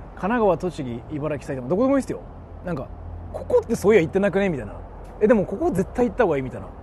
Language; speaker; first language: Japanese; native; Japanese